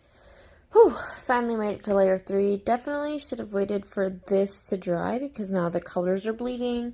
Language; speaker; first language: English; native; English